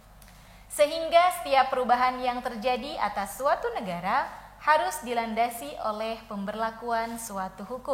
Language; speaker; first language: Indonesian; native; Indonesian